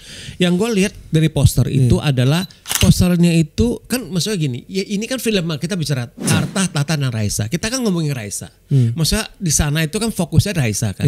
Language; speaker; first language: Indonesian; native; Indonesian